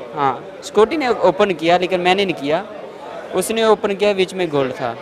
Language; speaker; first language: Urdu; non-native, local second language; Punjabi